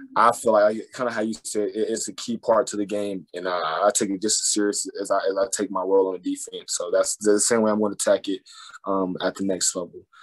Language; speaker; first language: English; native; English